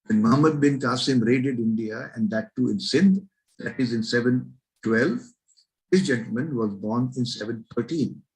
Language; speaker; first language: English; non-native, local second language; Marathi